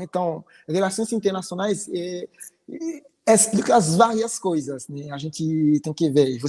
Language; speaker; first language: Portuguese; non-native, fluent; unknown